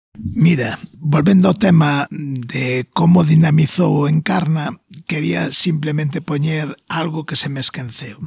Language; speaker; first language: Galician; non-native, local second language; Spanish